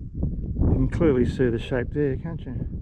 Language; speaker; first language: English; native; English